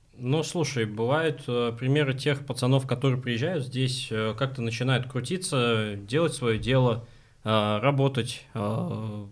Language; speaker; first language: Russian; non-native, local second language; Uzbek